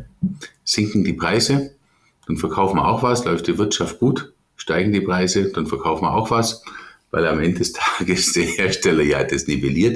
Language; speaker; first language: German; native; German